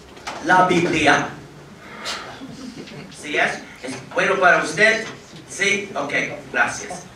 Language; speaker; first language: Spanish; non-native, fluent; English